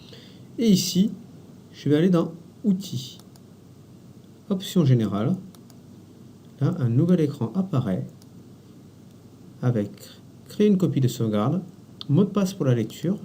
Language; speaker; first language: French; native; French